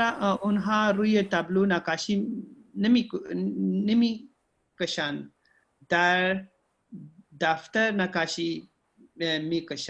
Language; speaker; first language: Persian; non-native, learner; Urdu